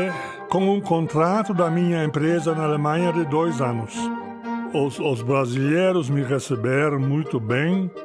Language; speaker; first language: Portuguese; non-native, fluent; German